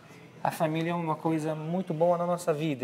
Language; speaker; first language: Portuguese; non-native, learner; Arabic